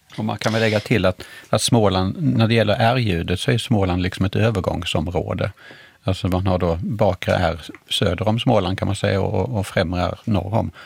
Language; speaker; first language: Swedish; native; Swedish